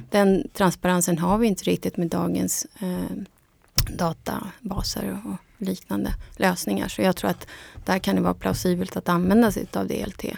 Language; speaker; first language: Swedish; non-native, fluent; Spanish